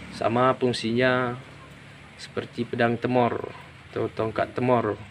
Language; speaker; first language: Malay; non-native, local second language; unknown